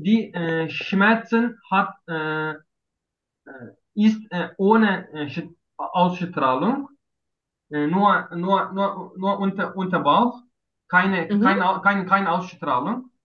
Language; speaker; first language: German; non-native, learner; Turkish